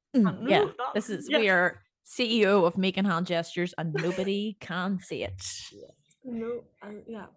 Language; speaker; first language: English; native; English